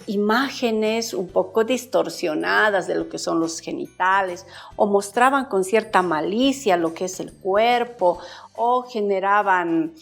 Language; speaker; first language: Spanish; native; Spanish